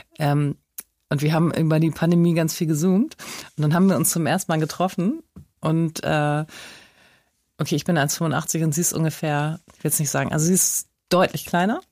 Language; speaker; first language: German; native; German